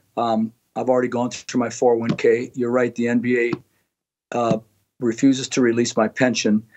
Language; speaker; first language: English; native; English